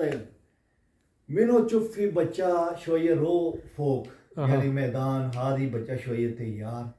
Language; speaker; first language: Arabic; non-native, learner; Urdu